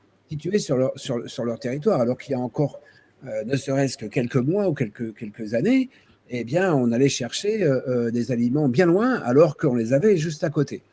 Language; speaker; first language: French; native; French